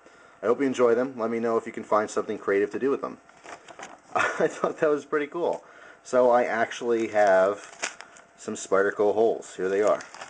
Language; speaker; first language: English; native; English